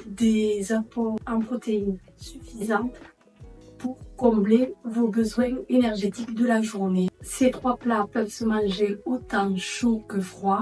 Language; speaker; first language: French; native; French